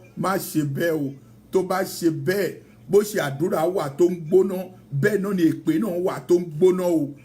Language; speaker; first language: Yoruba; non-native, local second language; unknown